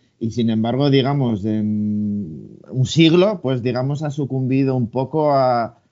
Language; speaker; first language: Spanish; native; Spanish